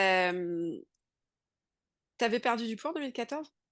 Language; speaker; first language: French; native; French